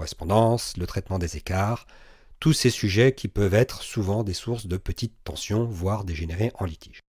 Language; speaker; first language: French; native; French